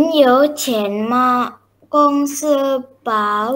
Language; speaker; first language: Chinese; non-native, learner; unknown